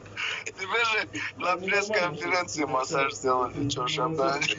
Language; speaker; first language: Russian; native; Russian